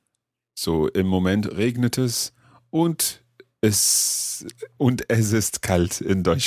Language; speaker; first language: German; non-native, learner; English